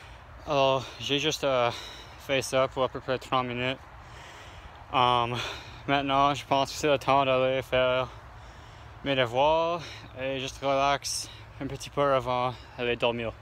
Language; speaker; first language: French; non-native, learner; English